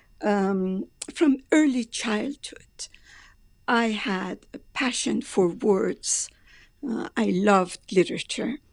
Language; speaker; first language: English; non-native, fluent; Persian